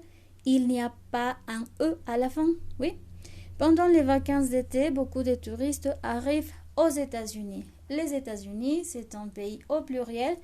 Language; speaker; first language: French; non-native, fluent; Spanish